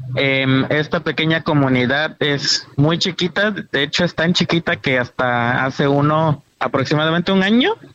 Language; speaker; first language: Spanish; native; Spanish